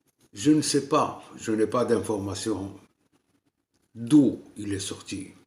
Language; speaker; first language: French; non-native, local second language; Arabic